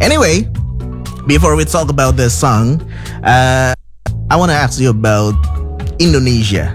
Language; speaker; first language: English; non-native, fluent; Indonesian